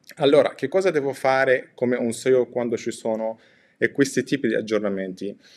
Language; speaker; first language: Italian; non-native, fluent; Arabic